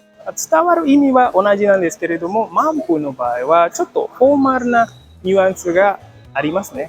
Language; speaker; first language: Japanese; non-native, fluent; Indonesian